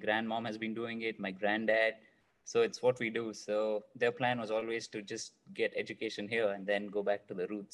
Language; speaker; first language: English; non-native, local second language; Kannada